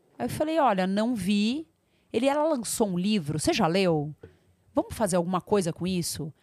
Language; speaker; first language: Portuguese; native; Portuguese